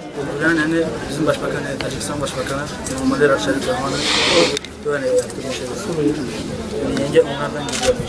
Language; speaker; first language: Turkish; non-native, learner; Tajik